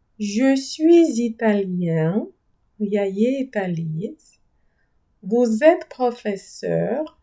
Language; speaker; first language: French; non-native, fluent; Ukrainian